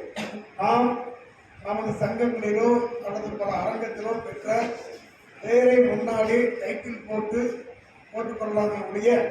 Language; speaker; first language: Tamil; native; Tamil